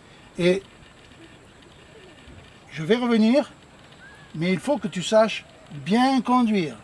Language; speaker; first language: French; native; French